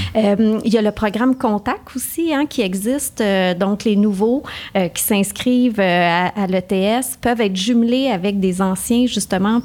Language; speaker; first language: French; native; French